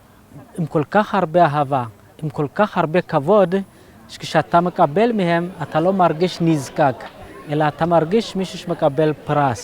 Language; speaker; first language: Hebrew; native; Hebrew